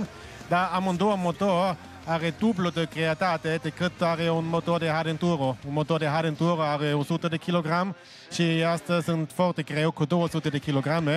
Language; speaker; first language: Romanian; non-native, learner; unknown